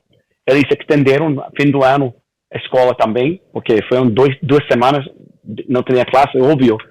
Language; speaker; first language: Portuguese; early bilingual, heritage; Portuguese